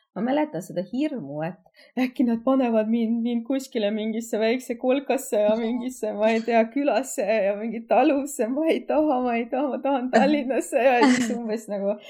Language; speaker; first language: Estonian; non-native, fluent; Hungarian